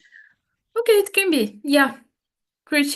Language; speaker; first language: English; non-native, fluent; Portuguese